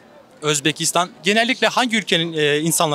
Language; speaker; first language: Turkish; non-native, learner; Turkmen